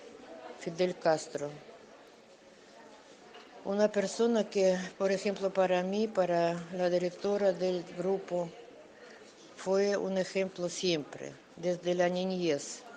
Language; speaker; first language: Spanish; non-native, fluent; Russian